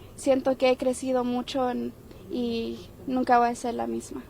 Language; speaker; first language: Spanish; early bilingual, heritage; Spanish